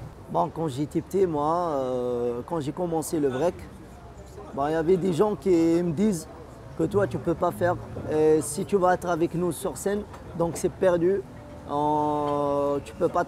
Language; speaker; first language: French; non-native, local second language; Arabic